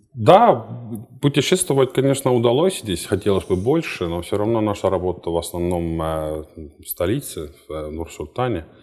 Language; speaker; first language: Russian; non-native, fluent; Estonian